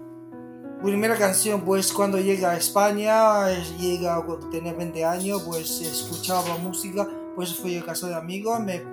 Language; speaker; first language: Spanish; non-native, learner; Chinese